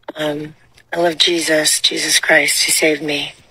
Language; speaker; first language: English; native; English